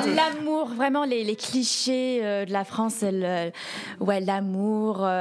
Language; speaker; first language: French; early bilingual, heritage; English